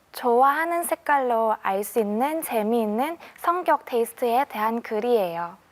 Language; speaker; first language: Korean; non-native, learner; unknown